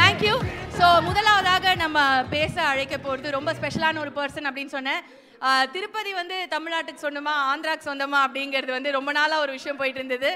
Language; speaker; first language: Tamil; native; Tamil